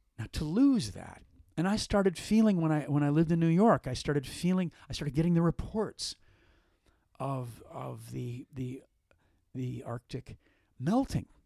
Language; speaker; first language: English; native; English